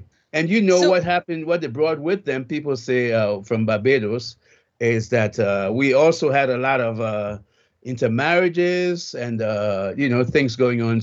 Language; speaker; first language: English; native; English